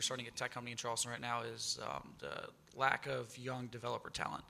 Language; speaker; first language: English; native; English